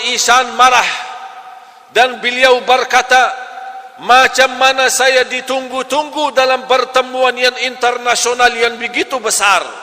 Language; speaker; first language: Malay; non-native, fluent; Arabic